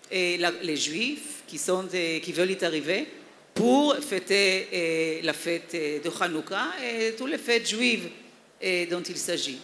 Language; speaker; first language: French; non-native, fluent; Hebrew